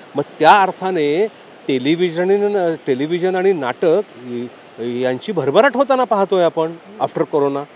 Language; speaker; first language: Marathi; native; Marathi